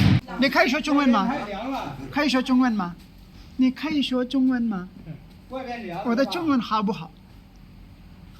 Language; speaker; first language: Chinese; non-native, learner; Urdu